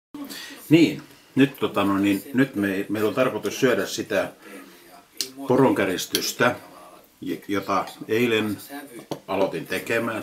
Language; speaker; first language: Finnish; native; Finnish